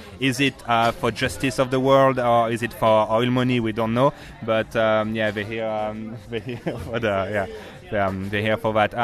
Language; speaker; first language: English; non-native, fluent; French